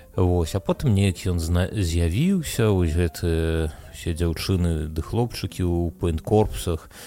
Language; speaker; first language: Belarusian; non-native, local second language; Russian